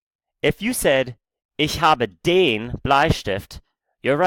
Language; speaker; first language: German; non-native, fluent; English